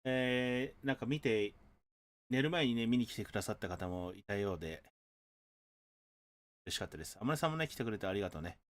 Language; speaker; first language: Japanese; native; Japanese